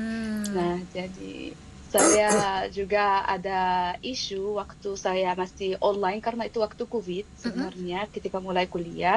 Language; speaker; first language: Indonesian; non-native, fluent; Arabic